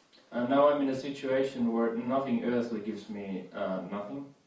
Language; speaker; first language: English; non-native, fluent; Finnish